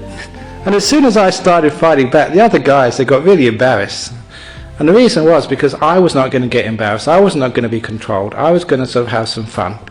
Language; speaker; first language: English; native; English